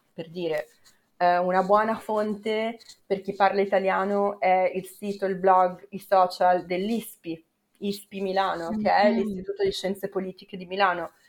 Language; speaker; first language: Italian; native; Italian